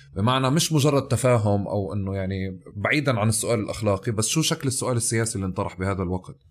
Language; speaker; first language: Arabic; native; Arabic